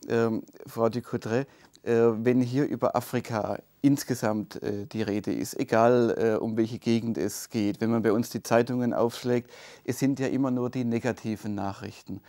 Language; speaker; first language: German; native; German